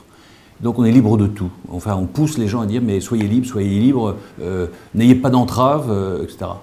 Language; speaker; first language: French; native; French